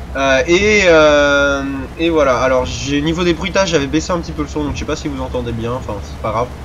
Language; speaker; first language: French; native; French